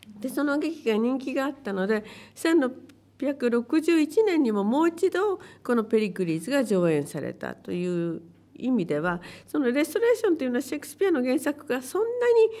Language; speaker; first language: Japanese; native; Japanese